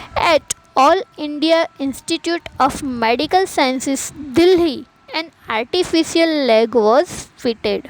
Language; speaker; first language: English; non-native, local second language; Gujarati